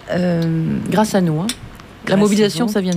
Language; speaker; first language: French; native; French